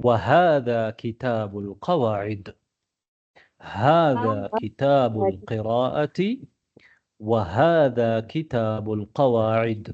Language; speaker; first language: Arabic; non-native, fluent; Tamil